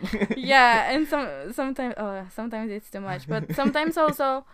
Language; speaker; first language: English; non-native, fluent; Spanish